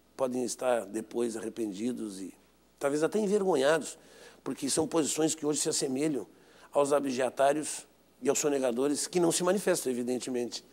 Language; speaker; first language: Portuguese; native; Portuguese